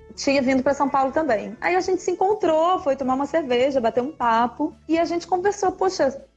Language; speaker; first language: Portuguese; native; Portuguese